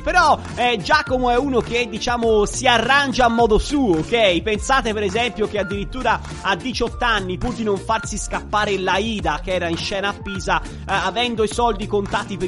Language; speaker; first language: Italian; native; Italian